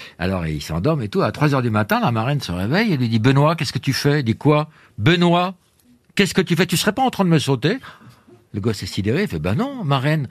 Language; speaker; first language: French; native; French